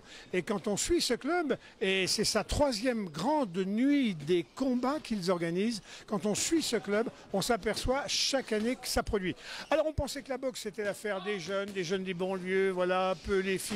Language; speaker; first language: French; native; French